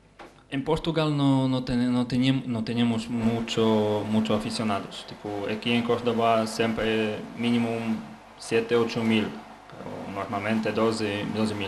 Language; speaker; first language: Spanish; non-native, learner; Polish